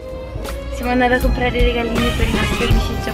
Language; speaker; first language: Italian; native; Italian